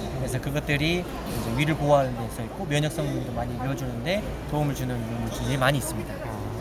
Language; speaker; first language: Korean; native; Korean